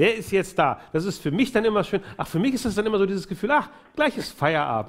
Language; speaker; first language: German; native; German